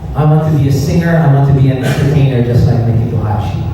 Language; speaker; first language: English; native; English